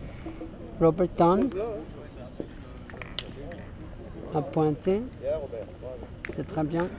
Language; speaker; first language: French; non-native, learner; English